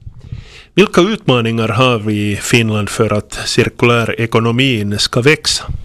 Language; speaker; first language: Swedish; non-native, fluent; Finnish